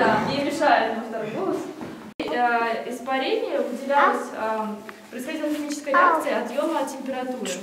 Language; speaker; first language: Russian; native; Russian